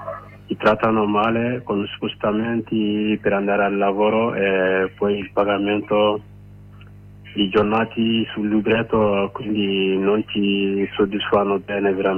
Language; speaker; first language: Italian; non-native, learner; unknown